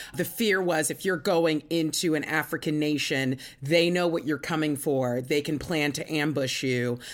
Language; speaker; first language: English; native; English